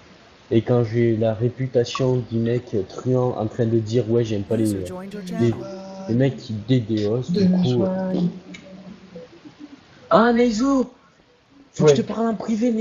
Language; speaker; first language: French; native; French